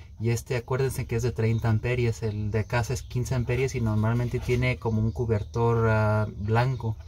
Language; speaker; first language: Spanish; early bilingual, heritage; Spanish